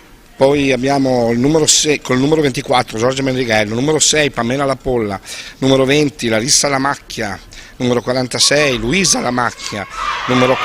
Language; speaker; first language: Italian; native; Italian